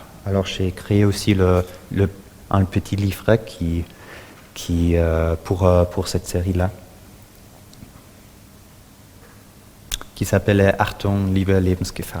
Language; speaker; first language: French; non-native, fluent; German